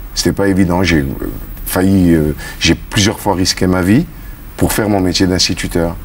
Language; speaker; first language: French; native; French